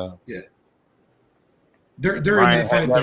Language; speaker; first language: English; native; English